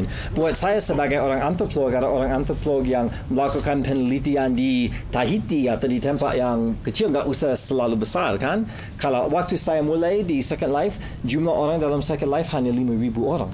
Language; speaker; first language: Indonesian; non-native, fluent; English